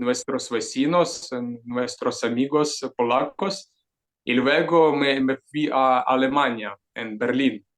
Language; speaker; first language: Spanish; non-native, fluent; Ukrainian